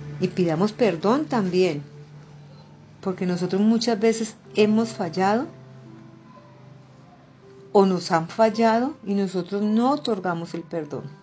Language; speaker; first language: Spanish; native; Spanish